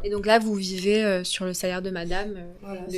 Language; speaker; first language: French; native; French